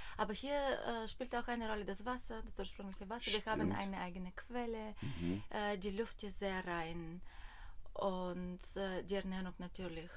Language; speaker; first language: German; non-native, fluent; Bulgarian